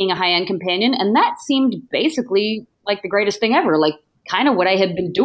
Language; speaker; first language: English; native; English